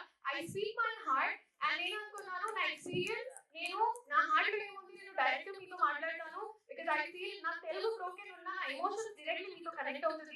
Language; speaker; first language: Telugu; non-native, learner; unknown